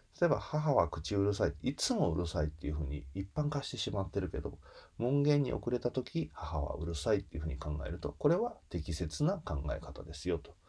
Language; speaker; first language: Japanese; native; Japanese